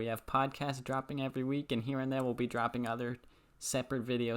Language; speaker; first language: English; native; English